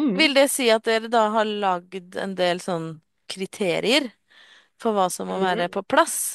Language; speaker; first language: Norwegian; native; Norwegian